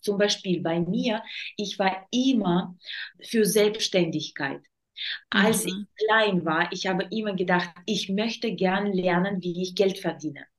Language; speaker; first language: German; non-native, learner; Russian